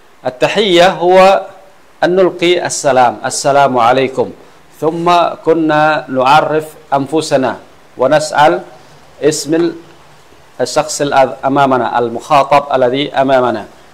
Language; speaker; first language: Arabic; non-native, fluent; Khmer